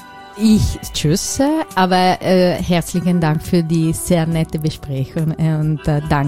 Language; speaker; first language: German; non-native, learner; Italian